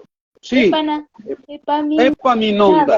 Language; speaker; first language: Spanish; non-native, fluent; Portuguese